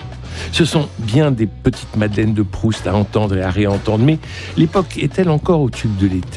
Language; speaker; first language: French; native; French